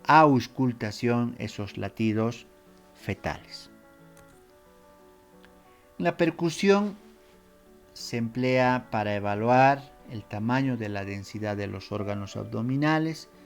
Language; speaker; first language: Spanish; native; Spanish